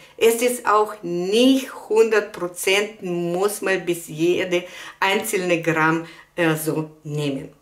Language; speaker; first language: German; non-native, fluent; Russian